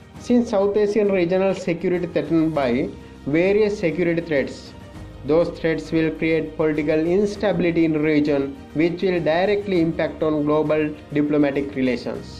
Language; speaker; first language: English; non-native, local second language; Sinhala